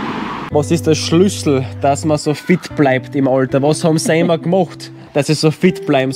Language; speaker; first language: German; native; German